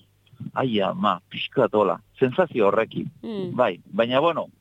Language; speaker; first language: Basque; native; Basque